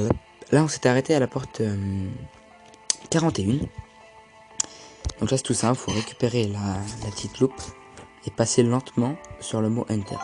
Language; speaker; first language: French; native; French